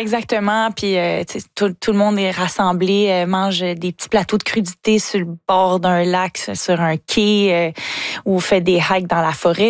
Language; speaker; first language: French; native; French